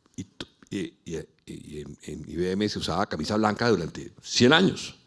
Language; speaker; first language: Spanish; native; Spanish